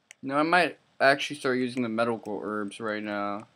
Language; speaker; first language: English; native; English